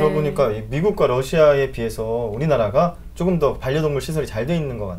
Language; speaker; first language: Korean; native; Korean